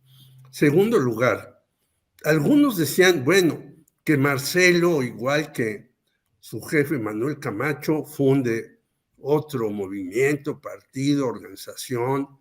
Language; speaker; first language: Spanish; native; Spanish